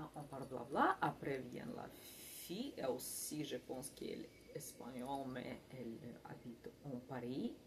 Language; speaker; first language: French; non-native, learner; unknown